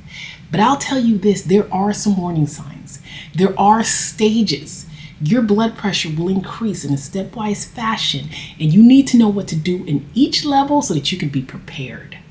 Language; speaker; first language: English; native; English